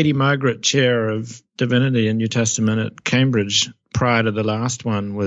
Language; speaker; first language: English; native; English